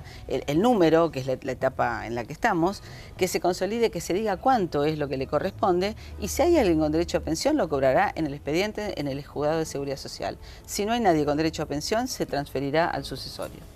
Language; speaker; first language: Spanish; native; Spanish